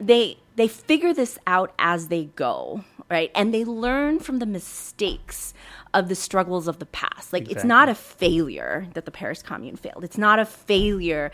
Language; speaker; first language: English; native; English